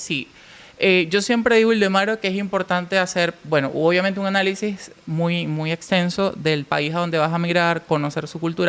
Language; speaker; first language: Spanish; native; Spanish